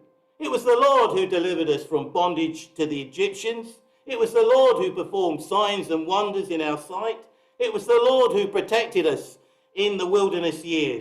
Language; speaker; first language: English; native; English